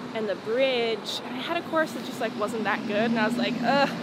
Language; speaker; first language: English; native; English